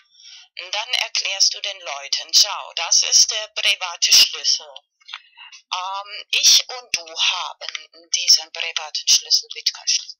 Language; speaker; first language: German; non-native, learner; Spanish